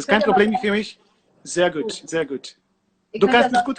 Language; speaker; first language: German; non-native, learner; Polish